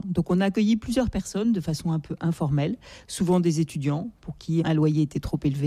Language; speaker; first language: French; native; French